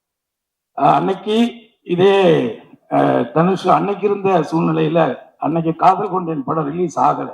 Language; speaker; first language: Tamil; native; Tamil